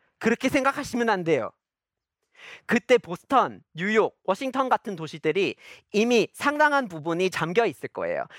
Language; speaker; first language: Korean; non-native, fluent; English